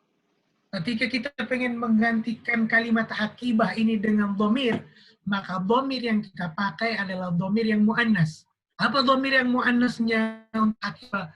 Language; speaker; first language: Indonesian; native; Indonesian